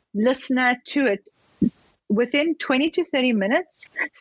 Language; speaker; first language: English; native; English